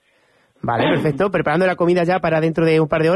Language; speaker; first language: Spanish; native; Spanish